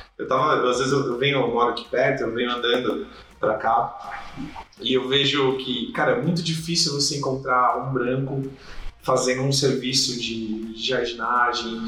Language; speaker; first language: Portuguese; native; Portuguese